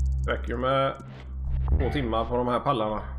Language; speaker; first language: Swedish; native; Swedish